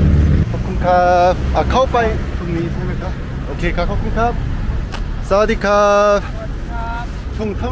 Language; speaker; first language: Thai; non-native, learner; Korean